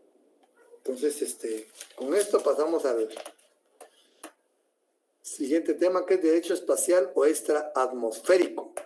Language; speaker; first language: Spanish; native; Spanish